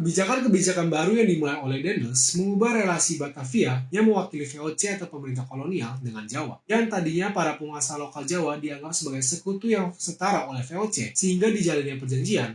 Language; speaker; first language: Indonesian; native; Indonesian